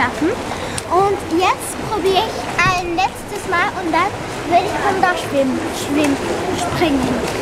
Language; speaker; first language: German; early bilingual, heritage; German